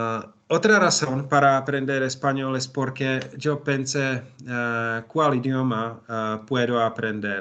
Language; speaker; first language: Spanish; non-native, learner; Czech